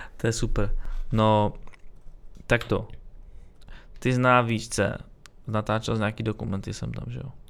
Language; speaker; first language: Czech; native; Czech